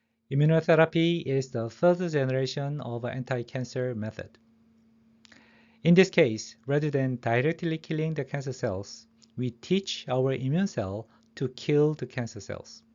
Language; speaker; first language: English; non-native, fluent; Korean